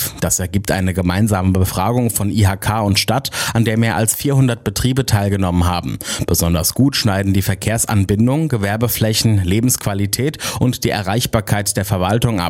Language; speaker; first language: German; native; German